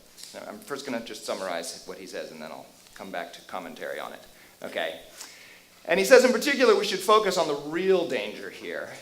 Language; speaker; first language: English; native; English